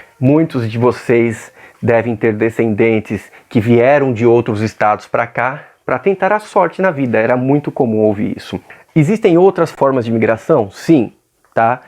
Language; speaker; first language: Portuguese; native; Portuguese